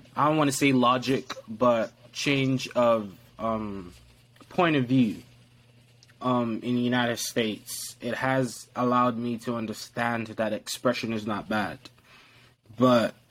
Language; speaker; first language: English; non-native, local second language; Yoruba